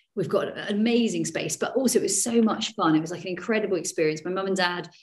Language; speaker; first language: English; native; English